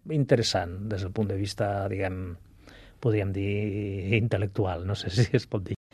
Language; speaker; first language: Catalan; non-native, local second language; Spanish